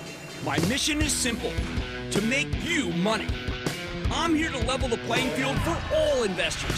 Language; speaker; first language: English; native; English